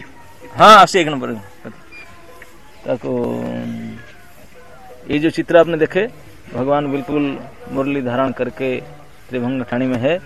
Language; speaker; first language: Hindi; non-native, local second language; Odia